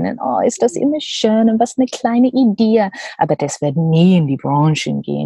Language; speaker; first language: German; non-native, learner; English